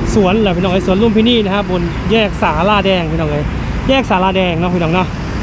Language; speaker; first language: Thai; non-native, fluent; Lao